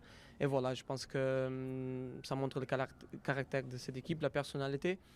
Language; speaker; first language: French; non-native, fluent; Portuguese